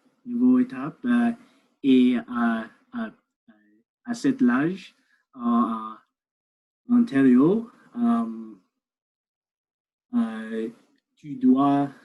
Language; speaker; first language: French; non-native, learner; English